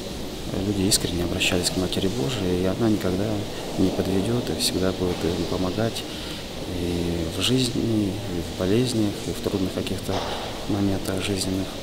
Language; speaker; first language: Russian; native; Russian